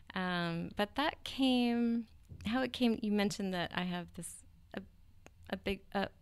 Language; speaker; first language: English; native; English